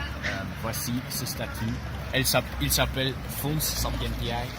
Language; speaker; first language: French; non-native, learner; Dutch